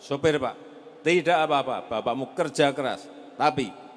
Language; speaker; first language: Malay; non-native, local second language; Javanese